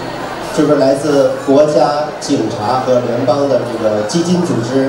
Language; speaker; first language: Chinese; native; Chinese